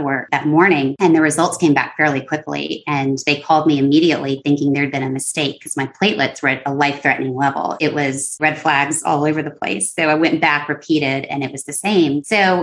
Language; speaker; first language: English; native; English